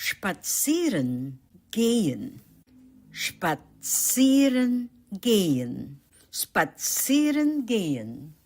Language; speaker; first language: German; non-native, fluent; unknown